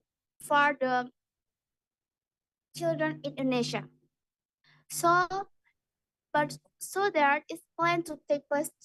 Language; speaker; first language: English; non-native, learner; Indonesian